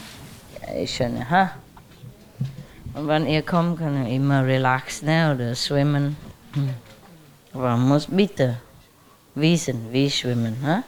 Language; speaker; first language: German; non-native, learner; Vietnamese